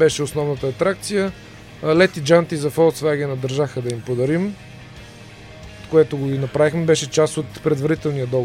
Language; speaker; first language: Bulgarian; native; Bulgarian